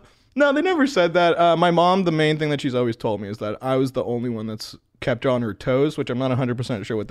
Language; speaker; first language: English; native; English